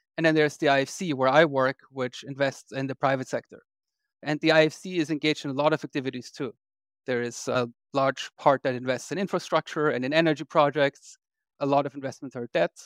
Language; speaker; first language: English; non-native, fluent; German